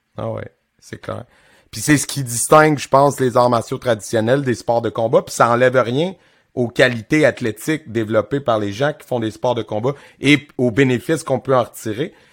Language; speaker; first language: French; native; French